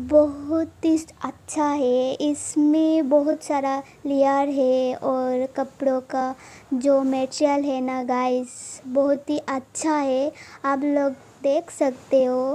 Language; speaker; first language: Hindi; non-native, local second language; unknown